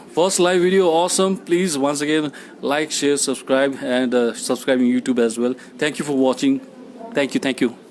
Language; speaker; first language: English; non-native, local second language; Nepali